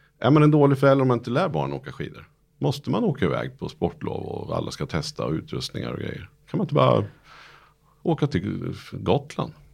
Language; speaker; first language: Swedish; native; Swedish